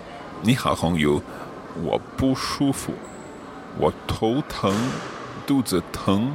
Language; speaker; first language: Chinese; non-native, learner; English